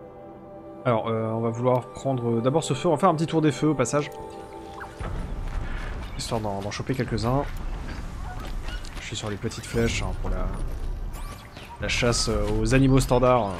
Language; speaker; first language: French; native; French